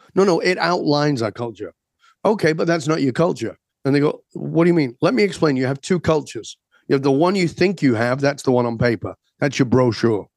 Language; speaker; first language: English; native; English